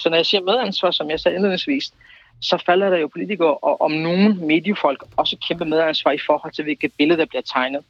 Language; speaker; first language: Danish; early bilingual, other home language; Kurdish